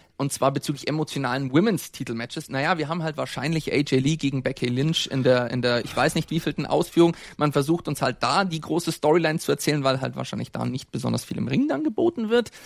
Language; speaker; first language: German; native; German